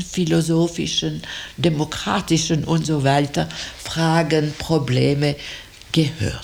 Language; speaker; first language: German; non-native, local second language; French